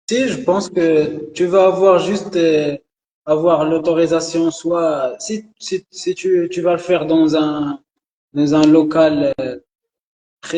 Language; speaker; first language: French; non-native, local second language; Arabic